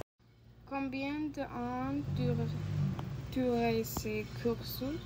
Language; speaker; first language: French; non-native, learner; Spanish